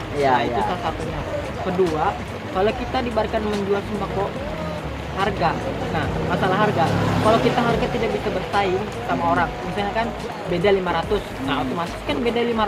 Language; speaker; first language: Indonesian; native; Indonesian